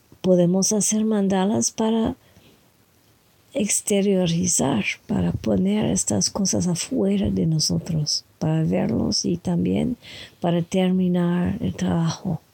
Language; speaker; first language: Spanish; non-native, fluent; French